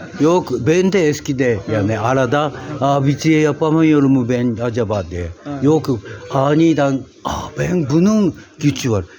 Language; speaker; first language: Turkish; non-native, learner; Japanese